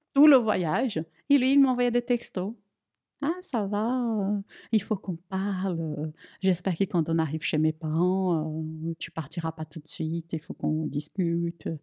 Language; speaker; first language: French; non-native, fluent; Portuguese